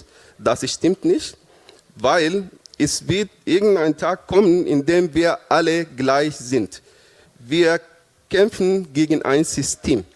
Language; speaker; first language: German; non-native, fluent; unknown